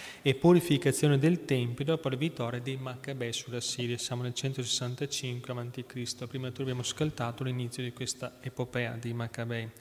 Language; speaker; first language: Italian; native; Italian